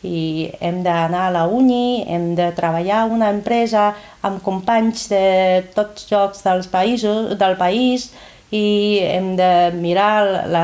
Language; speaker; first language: Catalan; non-native, fluent; Chinese